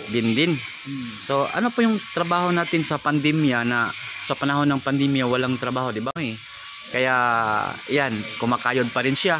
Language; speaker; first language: Filipino; non-native, local second language; Cebuano